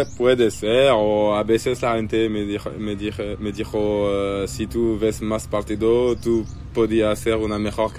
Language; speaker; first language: Spanish; non-native, learner; French